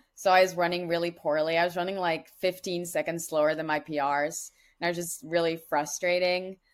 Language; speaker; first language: English; non-native, fluent; Dutch